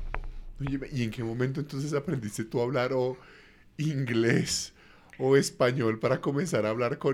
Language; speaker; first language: Spanish; native; Spanish